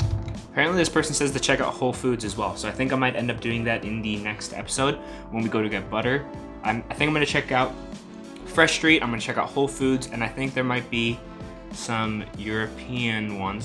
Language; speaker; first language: English; native; English